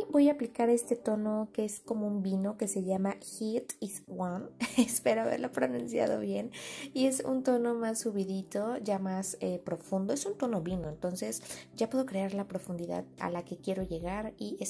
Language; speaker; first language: Spanish; native; Spanish